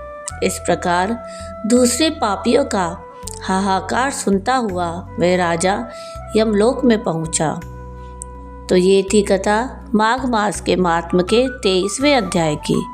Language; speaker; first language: Hindi; native; Hindi